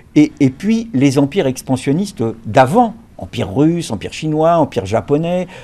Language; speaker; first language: French; native; French